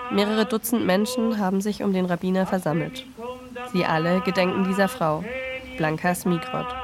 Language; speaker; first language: German; native; German